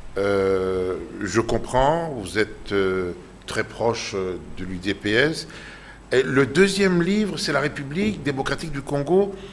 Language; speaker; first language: French; non-native, local second language; Lingala